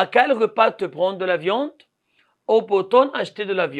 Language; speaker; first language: French; non-native, fluent; Arabic